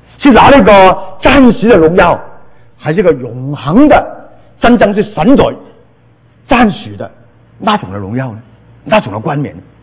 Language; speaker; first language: Chinese; non-native, local second language; Cantonese